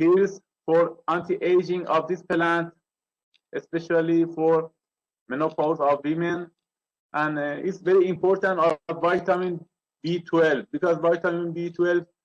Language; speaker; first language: English; non-native, learner; Persian